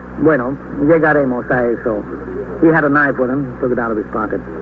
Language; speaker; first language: English; native; English